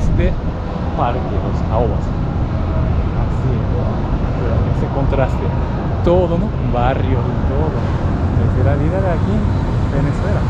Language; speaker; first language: Spanish; non-native, learner; Japanese